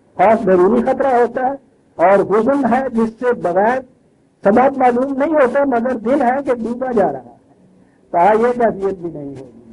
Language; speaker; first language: Urdu; non-native, local second language; Punjabi